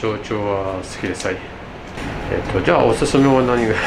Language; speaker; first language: Japanese; non-native, learner; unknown